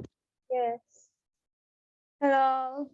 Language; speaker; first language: English; non-native, learner; Japanese